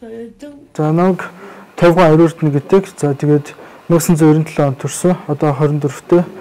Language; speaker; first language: Mongolian; native; Mongolian